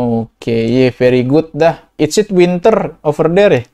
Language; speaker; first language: English; non-native, learner; Indonesian